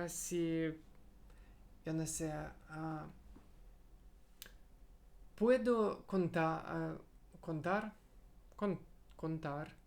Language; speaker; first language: Spanish; non-native, learner; Russian